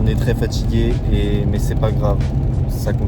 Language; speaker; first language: French; native; French